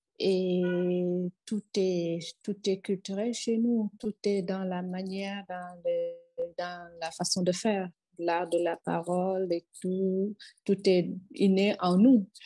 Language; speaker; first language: French; non-native, local second language; Wolof